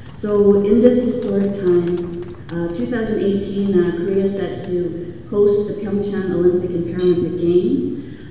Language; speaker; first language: English; native; English